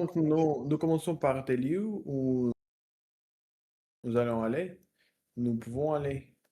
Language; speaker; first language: French; non-native, learner; Russian